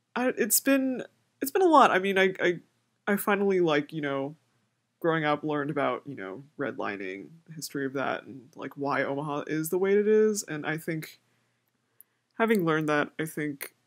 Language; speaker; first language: English; native; English